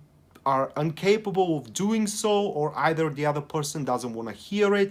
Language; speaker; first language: English; non-native, fluent; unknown